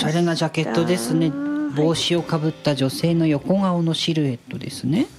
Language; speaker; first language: Japanese; native; Japanese